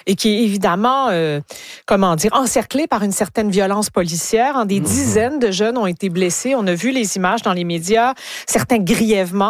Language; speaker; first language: French; native; French